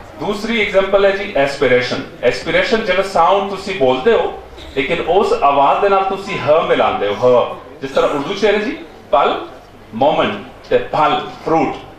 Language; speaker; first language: Punjabi; non-native, local second language; Pashto